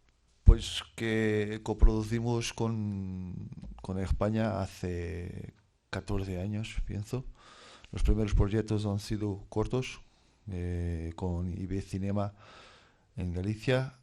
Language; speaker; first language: Spanish; non-native, fluent; Portuguese